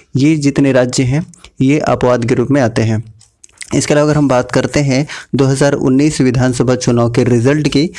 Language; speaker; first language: Hindi; native; Hindi